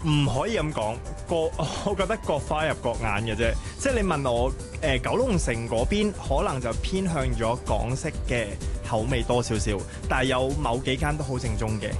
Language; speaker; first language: Cantonese; early bilingual, other home language; Thai